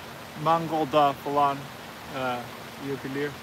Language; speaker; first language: Turkish; non-native, learner; English